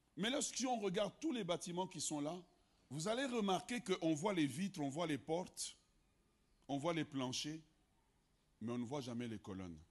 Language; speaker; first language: French; non-native, local second language; Lingala